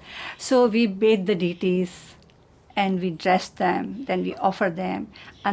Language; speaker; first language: English; non-native, local second language; Hindi